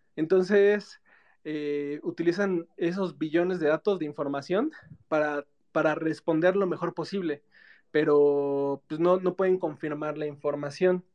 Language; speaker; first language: Spanish; native; Spanish